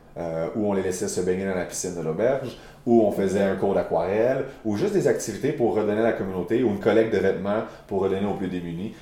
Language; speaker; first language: French; native; French